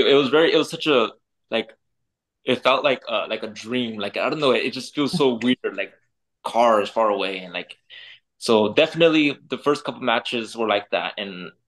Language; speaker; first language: English; native; English